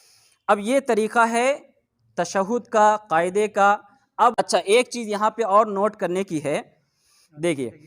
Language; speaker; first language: Urdu; native; Urdu